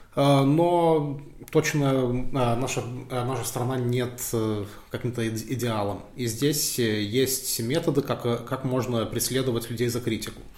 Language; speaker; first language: Russian; non-native, fluent; Lithuanian